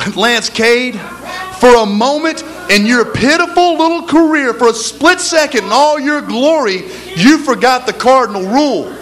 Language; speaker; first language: English; native; English